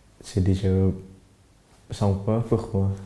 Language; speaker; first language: French; non-native, learner; Indonesian